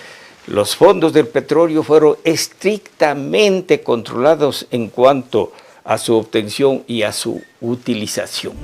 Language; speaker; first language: Spanish; native; Spanish